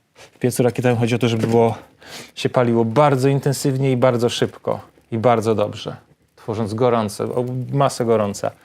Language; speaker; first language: Polish; native; Polish